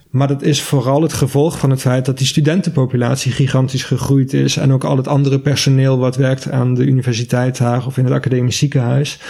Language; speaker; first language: Dutch; native; Dutch